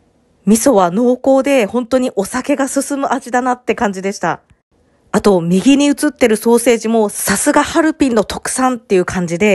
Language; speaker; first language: Japanese; native; Japanese